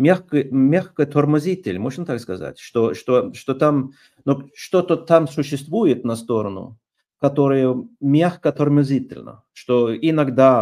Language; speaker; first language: Russian; non-native, fluent; Norwegian